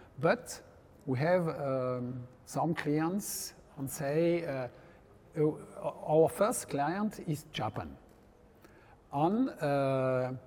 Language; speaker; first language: English; non-native, learner; French